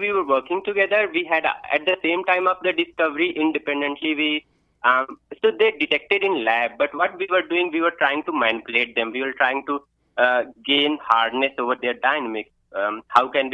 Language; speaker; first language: English; non-native, local second language; Hindi